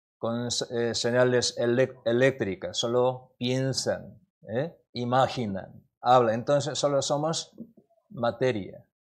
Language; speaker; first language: Spanish; non-native, learner; Korean